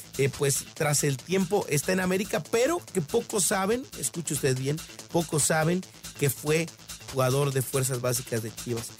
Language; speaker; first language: Spanish; native; Spanish